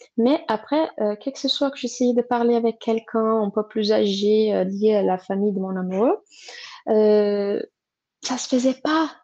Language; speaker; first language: French; non-native, fluent; Portuguese